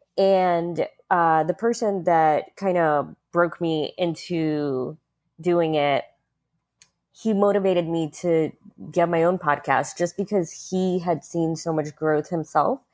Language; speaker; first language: English; early bilingual, other home language; Russian